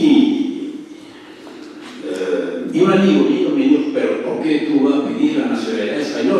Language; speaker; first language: Spanish; early bilingual, heritage; French